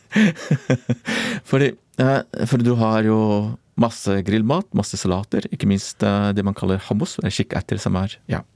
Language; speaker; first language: Norwegian; non-native, fluent; Arabic